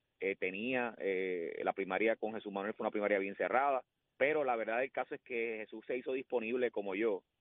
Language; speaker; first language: Spanish; native; Spanish